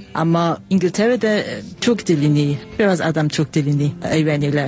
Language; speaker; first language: Azerbaijani; non-native, learner; English